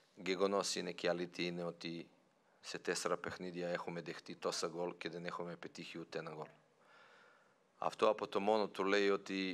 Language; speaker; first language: Greek; non-native, fluent; Serbian